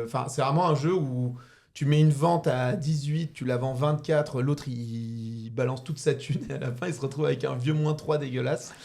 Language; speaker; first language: French; native; French